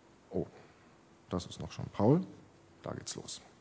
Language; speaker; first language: German; native; German